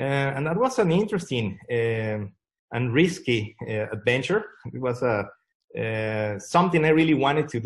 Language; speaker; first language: English; non-native, fluent; Spanish